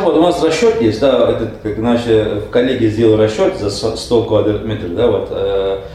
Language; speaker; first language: Russian; non-native, learner; Turkish